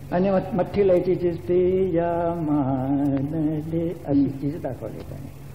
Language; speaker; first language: Marathi; non-native, local second language; Gujarati